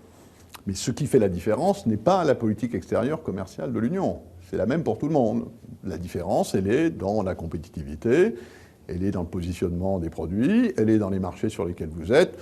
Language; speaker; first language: French; native; French